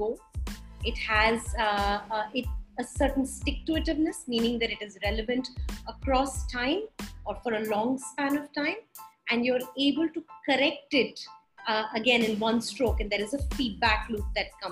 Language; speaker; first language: English; non-native, local second language; Hindi